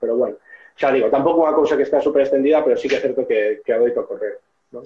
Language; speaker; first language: Galician; non-native, local second language; Spanish